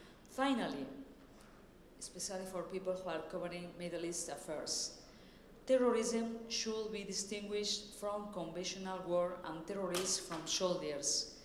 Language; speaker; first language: English; non-native, fluent; Spanish